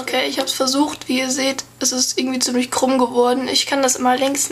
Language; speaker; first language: German; native; German